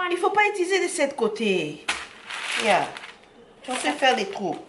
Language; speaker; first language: French; non-native, local second language; Lingala